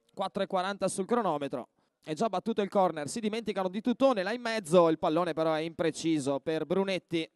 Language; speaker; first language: Italian; native; Italian